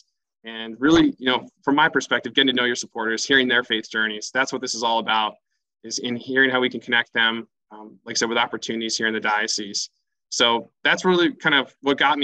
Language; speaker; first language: English; native; English